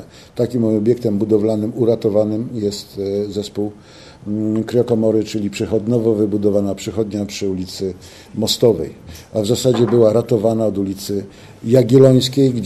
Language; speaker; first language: Polish; native; Polish